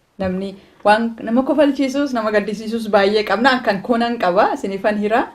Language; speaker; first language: Oromo; native; Oromo